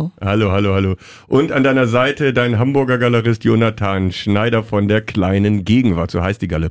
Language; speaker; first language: German; native; German